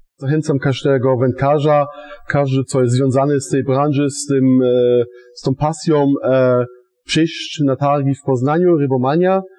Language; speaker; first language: Polish; non-native, fluent; German